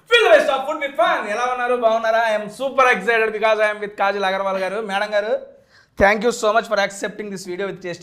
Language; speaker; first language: Telugu; native; Telugu